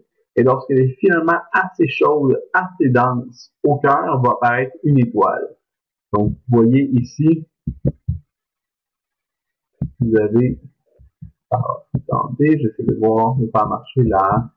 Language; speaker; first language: French; native; French